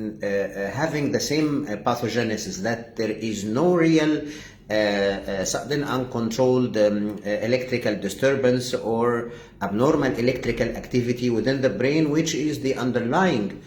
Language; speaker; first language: English; non-native, fluent; Arabic